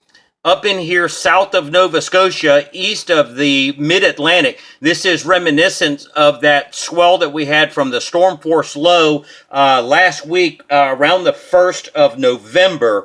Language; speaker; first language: English; native; English